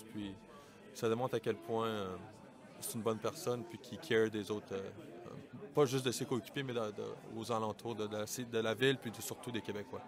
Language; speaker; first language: French; native; French